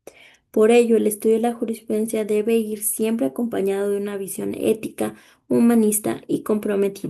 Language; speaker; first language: Spanish; native; Spanish